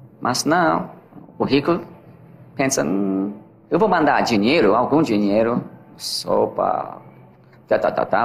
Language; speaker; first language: Portuguese; non-native, learner; English